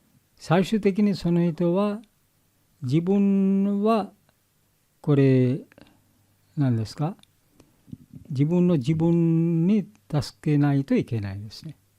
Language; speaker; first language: Japanese; non-native, learner; Bangla